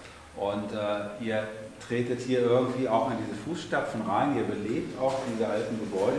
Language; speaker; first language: German; native; German